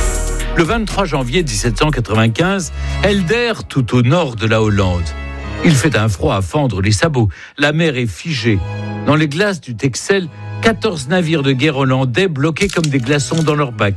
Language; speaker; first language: French; native; French